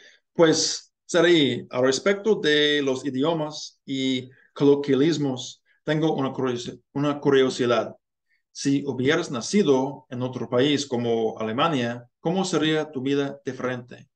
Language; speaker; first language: Spanish; non-native, learner; English